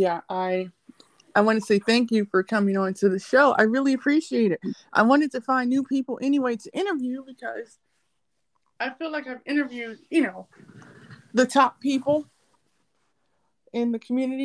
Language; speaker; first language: English; native; English